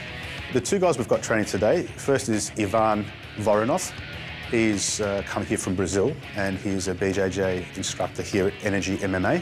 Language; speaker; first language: English; native; English